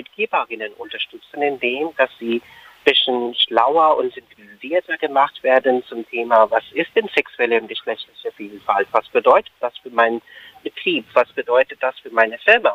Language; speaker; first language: German; non-native, fluent; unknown